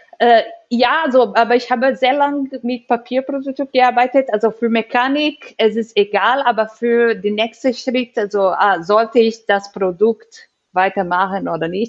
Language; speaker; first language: German; non-native, learner; Portuguese